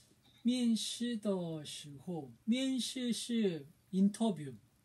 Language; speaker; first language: Chinese; non-native, learner; Korean